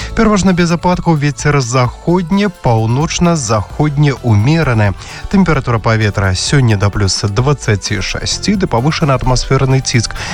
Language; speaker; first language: Belarusian; non-native, local second language; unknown